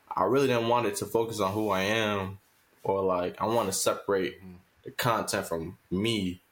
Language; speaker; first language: English; native; English